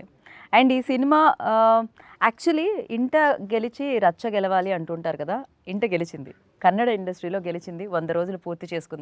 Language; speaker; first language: Telugu; native; Telugu